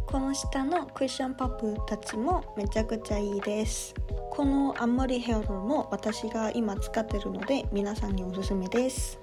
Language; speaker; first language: Japanese; non-native, fluent; Korean